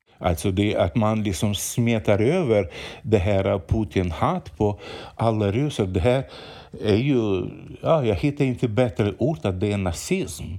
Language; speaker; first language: Swedish; non-native, fluent; Russian